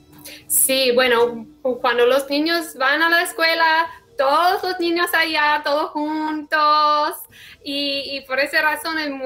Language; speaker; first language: Spanish; non-native, fluent; English